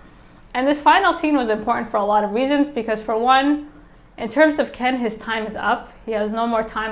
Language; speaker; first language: English; native; English